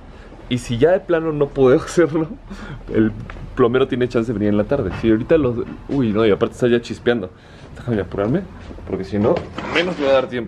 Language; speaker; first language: Spanish; native; Spanish